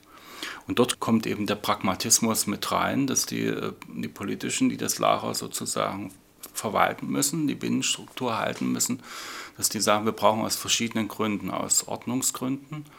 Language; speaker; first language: German; native; German